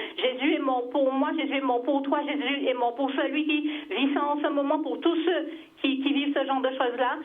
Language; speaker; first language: French; native; French